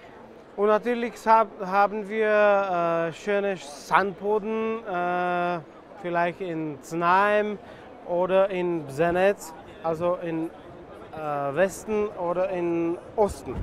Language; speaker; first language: German; non-native, fluent; Czech